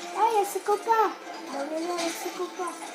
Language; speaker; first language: French; native; French